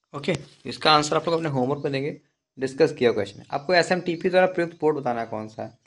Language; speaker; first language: Hindi; native; Hindi